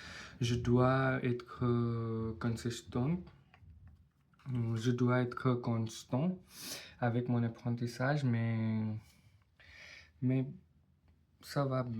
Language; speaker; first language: French; non-native, learner; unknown